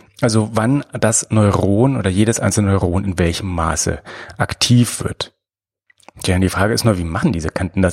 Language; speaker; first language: German; native; German